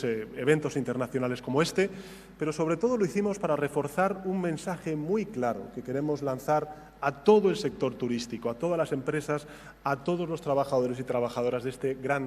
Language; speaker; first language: Spanish; native; Spanish